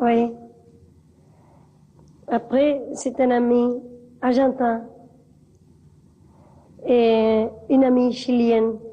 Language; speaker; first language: French; non-native, fluent; Spanish